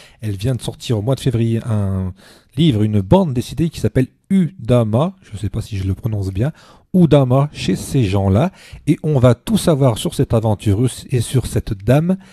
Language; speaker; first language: French; native; French